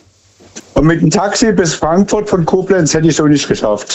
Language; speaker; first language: German; native; German